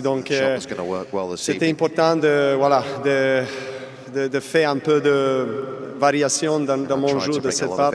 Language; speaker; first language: French; non-native, fluent; Serbian